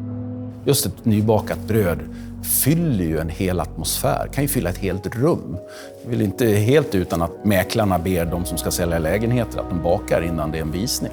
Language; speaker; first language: Swedish; native; Swedish